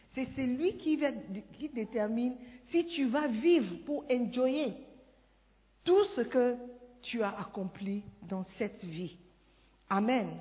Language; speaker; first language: French; non-native, fluent; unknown